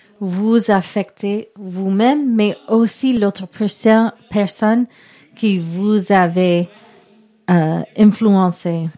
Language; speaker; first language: French; non-native, learner; English